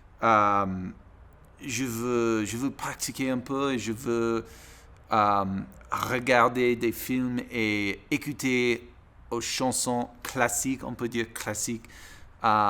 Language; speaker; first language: French; non-native, learner; English